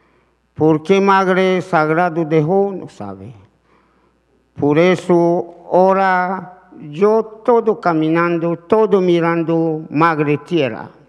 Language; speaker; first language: Spanish; non-native, learner; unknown